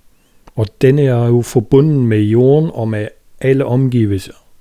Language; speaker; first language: Danish; non-native, fluent; German